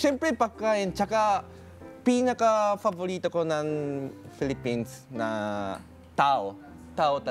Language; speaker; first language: Filipino; non-native, learner; Japanese